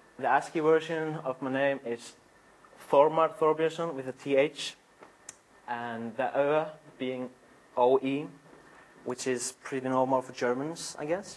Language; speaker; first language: English; non-native, fluent; Icelandic